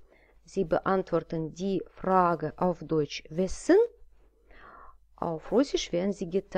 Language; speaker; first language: German; non-native, fluent; Russian